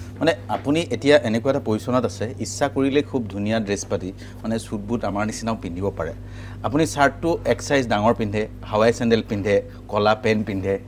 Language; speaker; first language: Assamese; native; Assamese